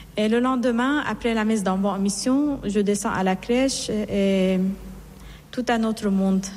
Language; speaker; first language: French; non-native, fluent; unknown